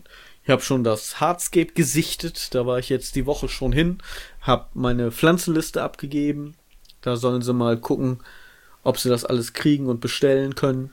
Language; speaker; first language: German; native; German